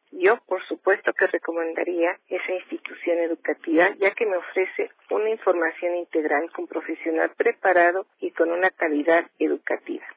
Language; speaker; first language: Spanish; native; Spanish